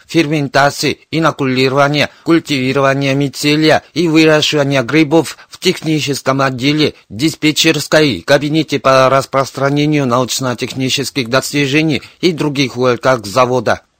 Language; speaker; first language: Russian; non-native, fluent; Korean